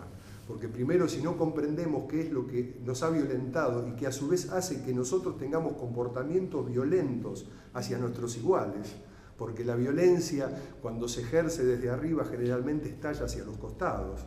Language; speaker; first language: Spanish; native; Spanish